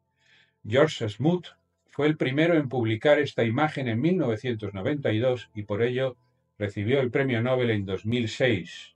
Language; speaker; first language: Spanish; native; Spanish